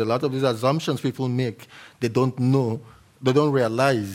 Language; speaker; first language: English; native; English